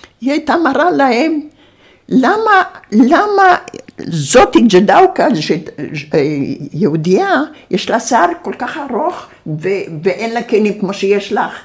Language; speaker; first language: Hebrew; early bilingual, other home language; Yiddish